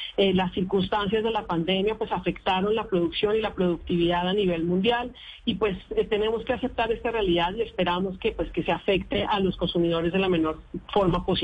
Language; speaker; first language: Spanish; native; Spanish